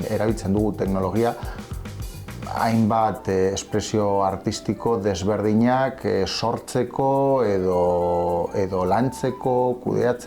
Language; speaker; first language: Basque; non-native, local second language; Spanish